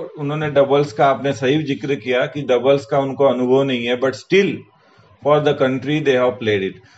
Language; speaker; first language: Hindi; non-native, local second language; Marathi